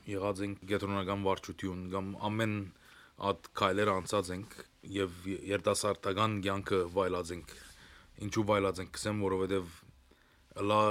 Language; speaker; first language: Armenian; early bilingual, heritage; Armenian